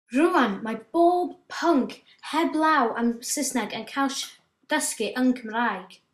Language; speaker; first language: Welsh; non-native, local second language; English